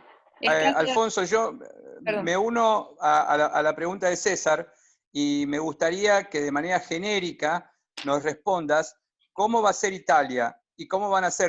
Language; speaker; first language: Spanish; native; Spanish